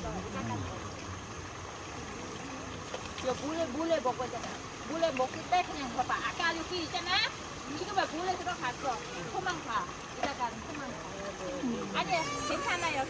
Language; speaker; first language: Korean; non-native, learner; Vietnamese